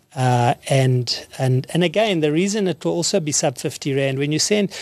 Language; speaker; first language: English; native; English